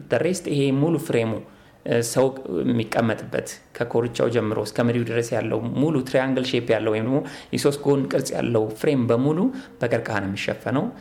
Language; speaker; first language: Amharic; native; Amharic